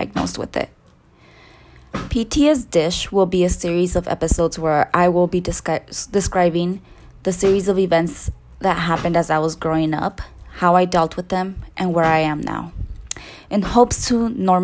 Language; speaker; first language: English; early bilingual, other home language; Spanish